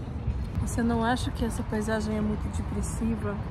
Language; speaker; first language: Portuguese; non-native, fluent; Russian